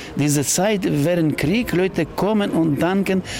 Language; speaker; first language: German; non-native, fluent; Ukrainian